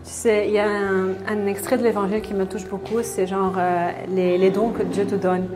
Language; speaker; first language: French; non-native, local second language; Arabic